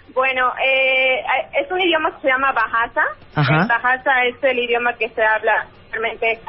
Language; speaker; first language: Spanish; native; Spanish